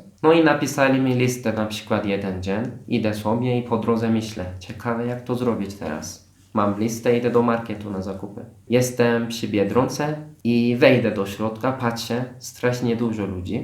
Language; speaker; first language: Polish; non-native, fluent; Turkish